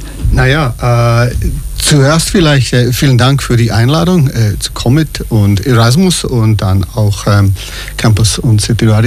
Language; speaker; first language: German; non-native, learner; English